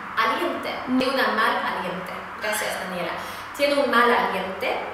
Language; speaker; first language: Spanish; non-native, fluent; Swedish